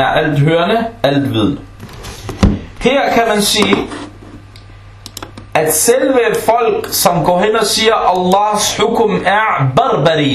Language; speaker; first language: Danish; early bilingual, other home language; Arabic